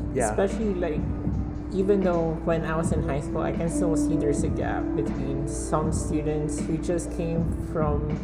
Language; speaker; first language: English; early bilingual, other home language; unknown